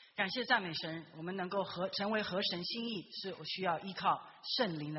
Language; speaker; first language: Chinese; native; Chinese